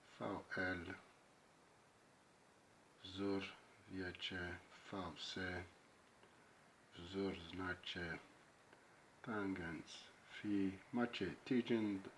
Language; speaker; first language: Polish; non-native, learner; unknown